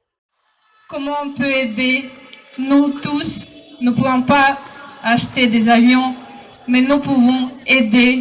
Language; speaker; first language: French; non-native, fluent; Ukrainian